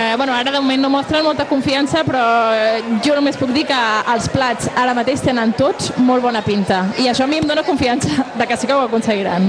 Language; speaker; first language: Catalan; native; Catalan